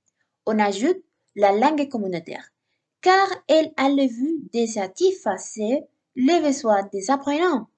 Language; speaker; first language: French; non-native, learner; Spanish